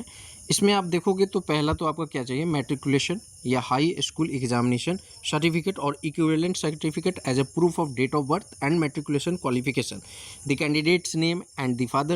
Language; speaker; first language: Hindi; native; Hindi